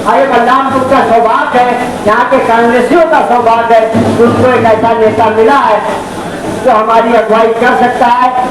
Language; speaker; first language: Hindi; native; Hindi